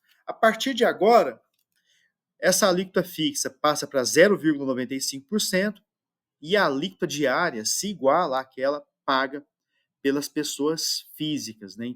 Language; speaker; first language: Portuguese; native; Portuguese